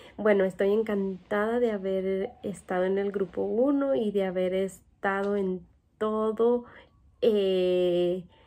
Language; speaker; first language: Spanish; native; Spanish